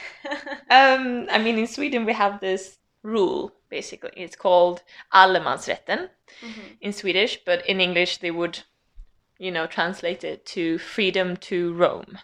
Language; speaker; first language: English; non-native, fluent; Swedish